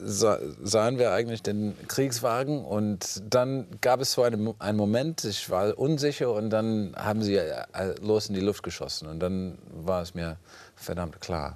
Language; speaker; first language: German; non-native, fluent; English